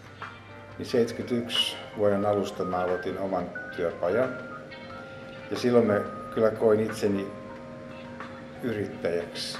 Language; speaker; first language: Finnish; native; Finnish